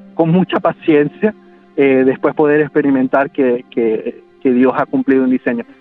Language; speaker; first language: Spanish; native; Spanish